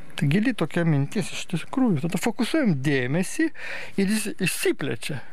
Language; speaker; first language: Lithuanian; native; Lithuanian